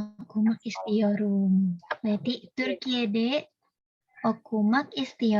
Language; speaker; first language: Turkish; non-native, learner; Indonesian